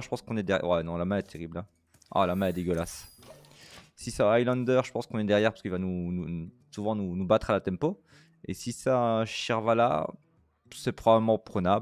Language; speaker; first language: French; native; French